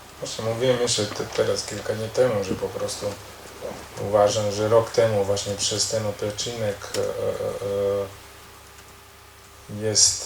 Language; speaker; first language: Polish; non-native, learner; Croatian